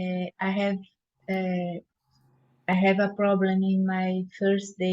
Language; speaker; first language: English; non-native, learner; Portuguese